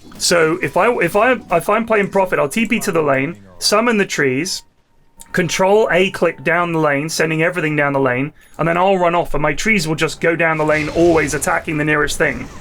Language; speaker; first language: English; native; English